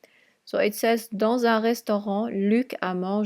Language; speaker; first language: French; non-native, fluent; English